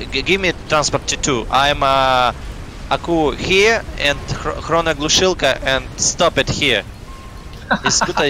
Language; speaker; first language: English; non-native, learner; Russian